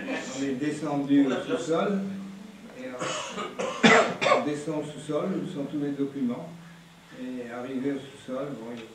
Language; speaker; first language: French; native; French